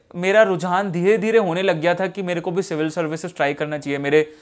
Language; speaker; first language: Hindi; native; Hindi